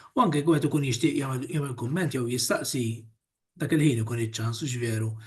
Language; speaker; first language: Maltese; native; Maltese